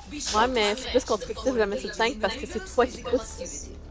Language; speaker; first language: French; native; French